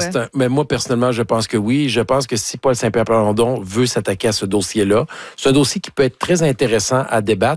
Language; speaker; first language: French; native; French